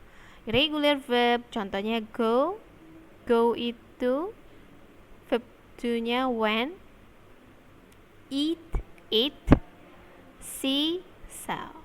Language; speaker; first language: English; non-native, learner; Indonesian